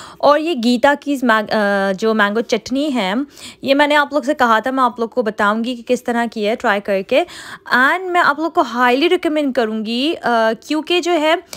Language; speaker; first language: Urdu; native; Urdu